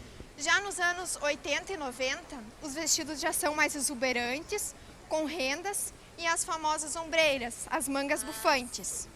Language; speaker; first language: Portuguese; native; Portuguese